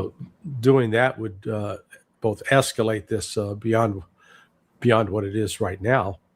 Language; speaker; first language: English; native; English